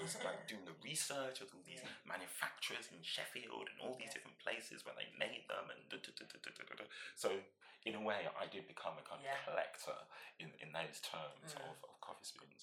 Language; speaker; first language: English; native; English